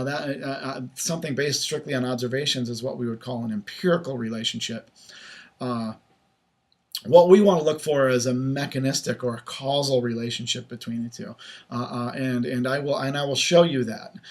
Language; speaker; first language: English; native; English